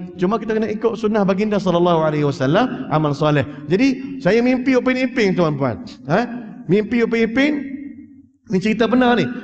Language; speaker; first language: Malay; early bilingual, heritage; Malay